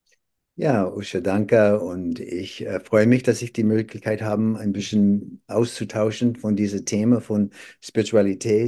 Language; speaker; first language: German; non-native, fluent; English